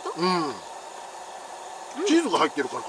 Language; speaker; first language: Japanese; native; Japanese